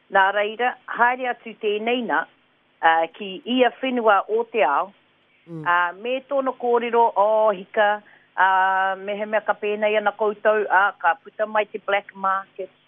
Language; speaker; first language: Māori; non-native, local second language; English